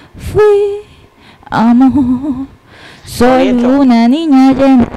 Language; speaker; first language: Spanish; native; Spanish